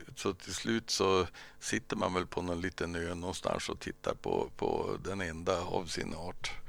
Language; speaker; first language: Swedish; native; Swedish